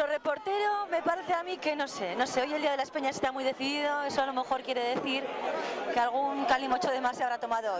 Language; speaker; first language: Spanish; native; Spanish